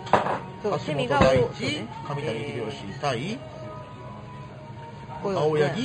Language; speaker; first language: Japanese; native; Japanese